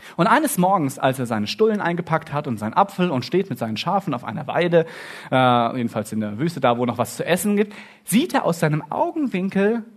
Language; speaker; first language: German; native; German